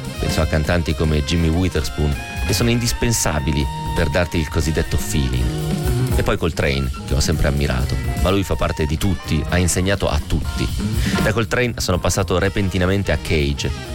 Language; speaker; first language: Italian; non-native, fluent; Greek